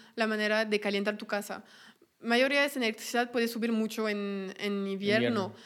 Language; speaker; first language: Spanish; non-native, fluent; French